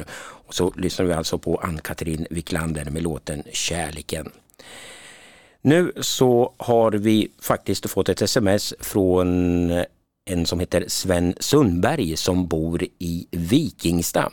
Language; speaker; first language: Swedish; native; Swedish